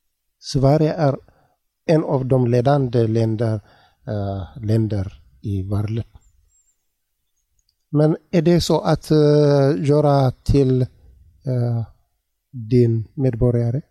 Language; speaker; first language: Swedish; non-native, learner; Tigrinya